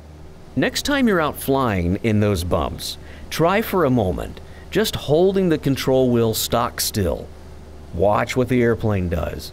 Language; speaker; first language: English; native; English